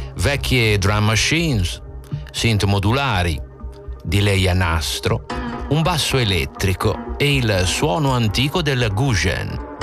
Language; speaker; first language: Italian; native; Italian